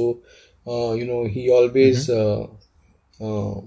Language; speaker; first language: English; non-native, local second language; Marathi